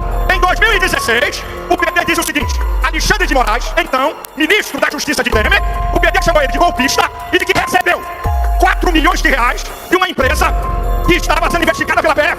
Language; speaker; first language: Portuguese; native; Portuguese